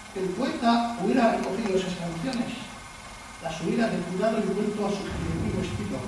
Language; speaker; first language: Spanish; non-native, local second language; Basque